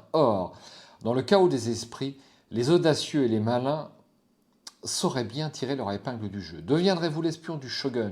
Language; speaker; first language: French; native; French